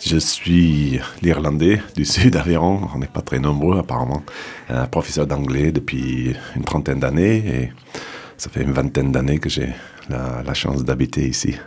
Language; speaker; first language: French; non-native, fluent; English